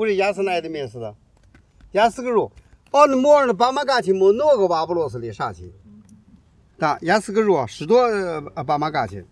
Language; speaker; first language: Russian; non-native, learner; Chinese